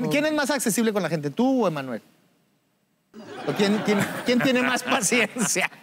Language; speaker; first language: Spanish; native; Spanish